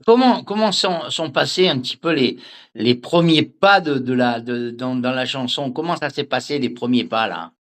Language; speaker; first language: French; native; French